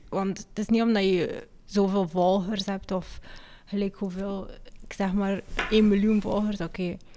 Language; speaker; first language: Dutch; early bilingual, other home language; Amharic